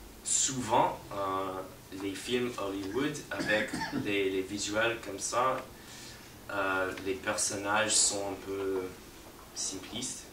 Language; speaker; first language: French; non-native, fluent; English